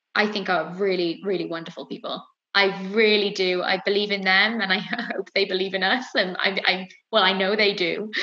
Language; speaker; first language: English; native; English